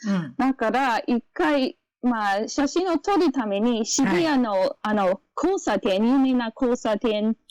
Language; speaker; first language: Japanese; non-native, fluent; English